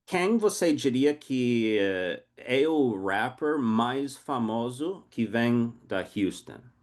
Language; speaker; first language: Portuguese; non-native, fluent; English